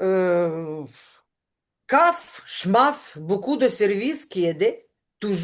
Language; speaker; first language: French; non-native, learner; Ukrainian